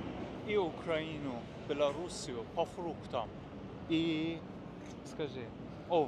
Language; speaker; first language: Russian; non-native, fluent; Persian